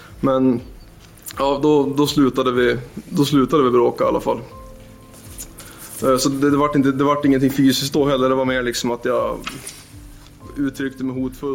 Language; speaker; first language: Swedish; native; Swedish